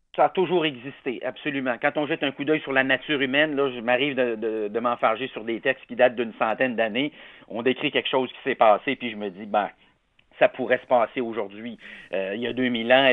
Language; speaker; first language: French; native; French